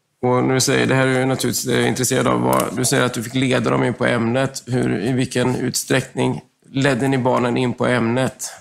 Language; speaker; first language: Swedish; native; Swedish